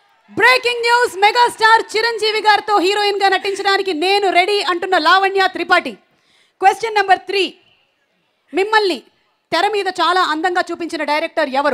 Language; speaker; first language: Telugu; native; Telugu